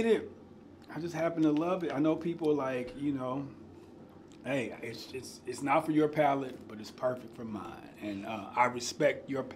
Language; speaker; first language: English; native; English